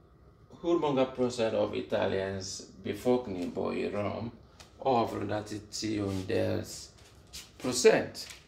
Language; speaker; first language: Swedish; non-native, fluent; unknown